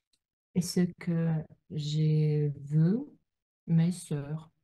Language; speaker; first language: French; non-native, learner; Russian